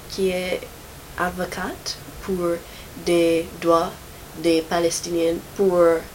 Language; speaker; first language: French; non-native, learner; English